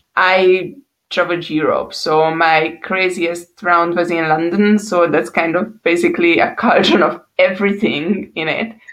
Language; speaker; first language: English; non-native, fluent; Hungarian